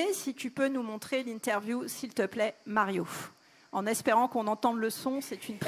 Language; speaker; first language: French; native; French